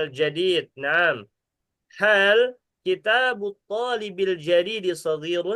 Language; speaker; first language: Arabic; non-native, fluent; Indonesian